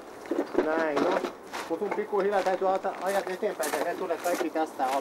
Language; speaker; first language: Finnish; non-native, learner; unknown